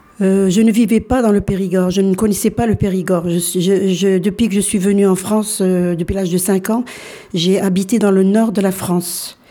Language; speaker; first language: French; early bilingual, other home language; Arabic